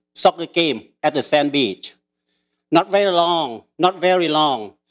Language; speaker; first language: English; early bilingual, other home language; Lao